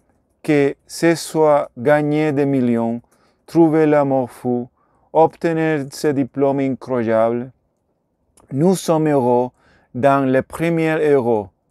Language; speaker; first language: French; non-native, learner; Spanish